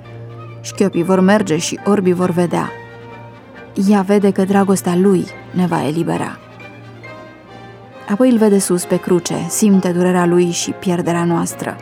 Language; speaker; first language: Romanian; native; Romanian